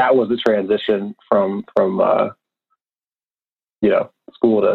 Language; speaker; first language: English; native; English